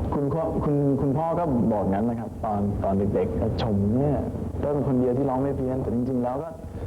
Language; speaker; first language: Thai; early bilingual, heritage; Danish